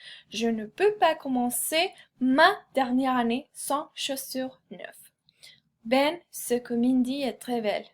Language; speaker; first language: French; non-native, fluent; Spanish